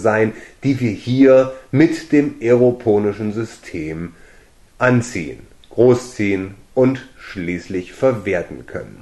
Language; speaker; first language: German; native; German